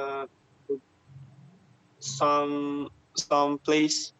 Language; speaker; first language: English; non-native, learner; Indonesian